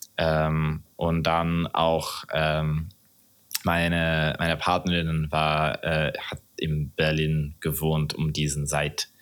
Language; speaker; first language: German; non-native, learner; English